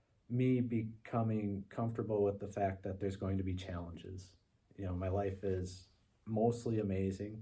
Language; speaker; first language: English; native; English